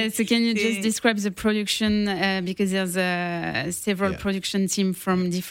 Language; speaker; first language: English; non-native, learner; French